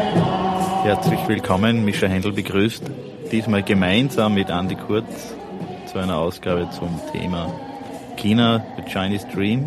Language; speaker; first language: German; native; German